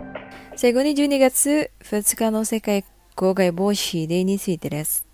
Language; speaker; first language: Japanese; non-native, fluent; Indonesian